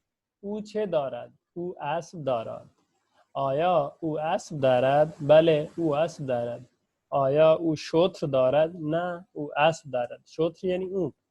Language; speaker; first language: Persian; non-native, fluent; Urdu